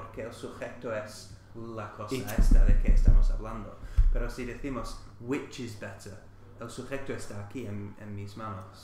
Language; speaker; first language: Spanish; non-native, fluent; English